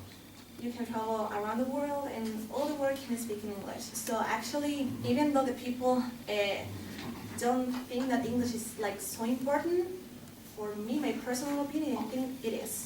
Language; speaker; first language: English; non-native, fluent; Spanish